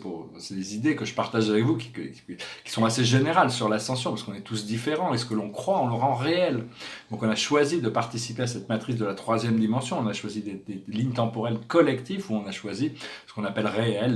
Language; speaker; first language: French; native; French